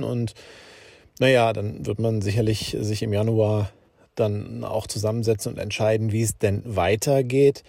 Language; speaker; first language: German; native; German